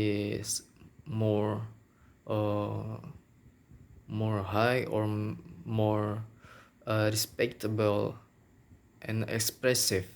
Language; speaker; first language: English; non-native, local second language; Minangkabau